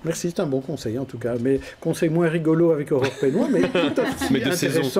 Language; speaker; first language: French; native; French